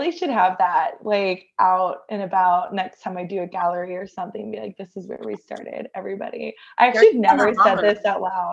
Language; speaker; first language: English; native; English